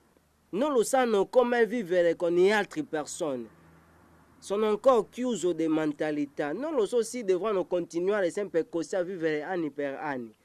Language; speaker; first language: Italian; non-native, learner; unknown